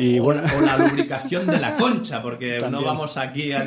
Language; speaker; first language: Spanish; native; Spanish